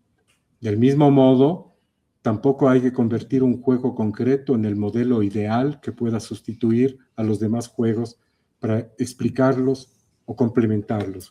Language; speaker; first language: Spanish; native; Spanish